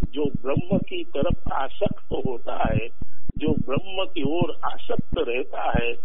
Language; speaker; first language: Hindi; non-native, local second language; Marathi